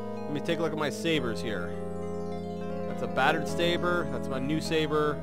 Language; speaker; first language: English; native; English